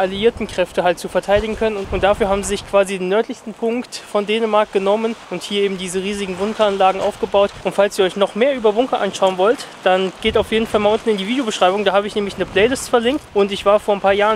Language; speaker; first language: German; native; German